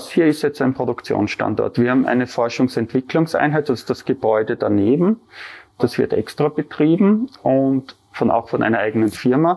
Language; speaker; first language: German; native; German